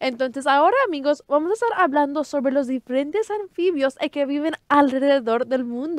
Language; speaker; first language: Spanish; early bilingual, heritage; Spanish